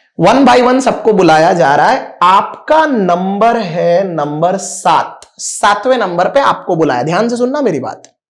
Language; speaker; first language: Hindi; non-native, local second language; Marathi